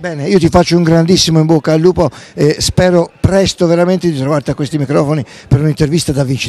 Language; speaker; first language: Italian; native; Italian